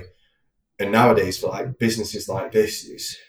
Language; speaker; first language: English; native; English